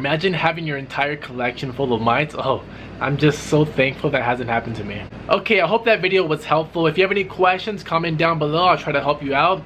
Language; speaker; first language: English; native; English